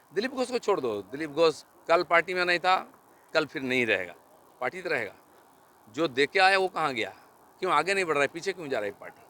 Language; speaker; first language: Hindi; non-native, local second language; Bangla